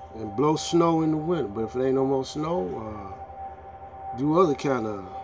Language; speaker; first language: English; native; English